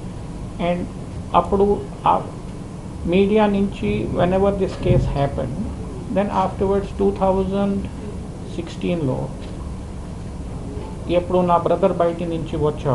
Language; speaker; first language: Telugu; early bilingual, heritage; Telugu